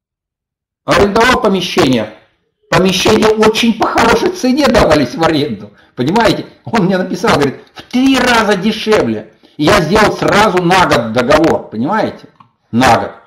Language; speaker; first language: Russian; native; Russian